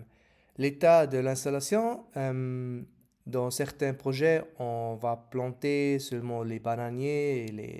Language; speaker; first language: French; non-native, learner; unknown